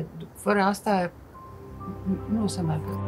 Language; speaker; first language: Romanian; non-native, fluent; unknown